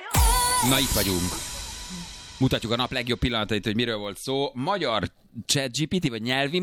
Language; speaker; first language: Hungarian; native; Hungarian